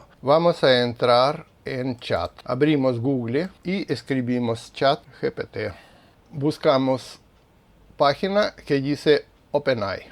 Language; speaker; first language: Spanish; non-native, fluent; Russian